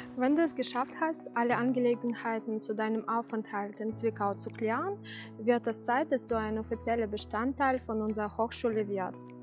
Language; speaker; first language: German; non-native, fluent; Russian